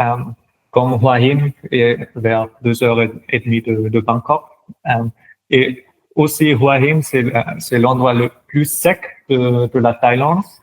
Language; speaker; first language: French; non-native, local second language; German